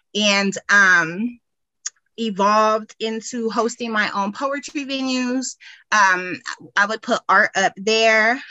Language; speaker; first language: English; native; English